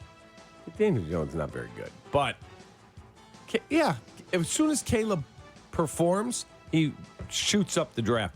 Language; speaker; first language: English; native; English